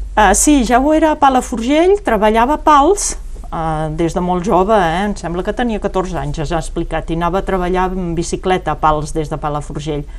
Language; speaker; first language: Catalan; non-native, local second language; French